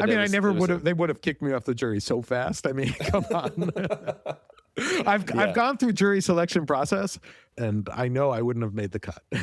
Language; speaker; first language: English; native; English